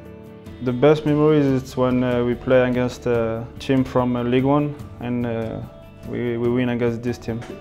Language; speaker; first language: English; non-native, learner; French